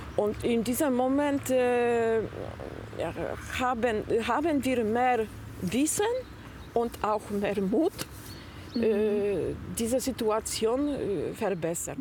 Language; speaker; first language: German; non-native, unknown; Polish